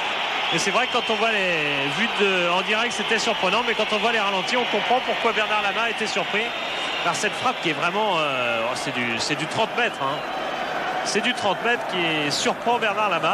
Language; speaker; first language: French; native; French